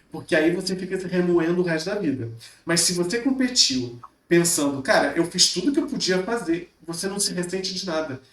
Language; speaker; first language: Portuguese; native; Portuguese